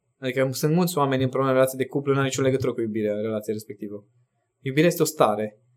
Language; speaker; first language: Romanian; non-native, local second language; Hungarian